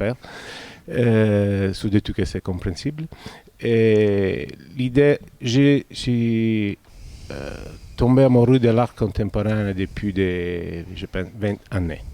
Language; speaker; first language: French; non-native, fluent; Italian